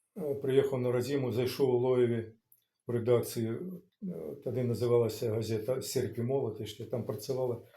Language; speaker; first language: Belarusian; non-native, local second language; Russian